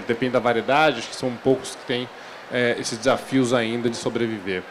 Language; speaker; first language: Portuguese; native; Portuguese